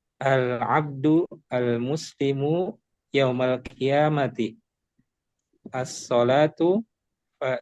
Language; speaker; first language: Arabic; non-native, learner; Indonesian